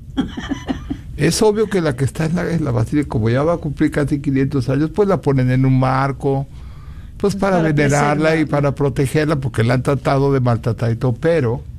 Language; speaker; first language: Spanish; native; Spanish